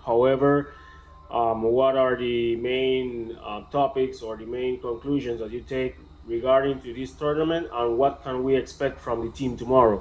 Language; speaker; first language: English; non-native, fluent; Spanish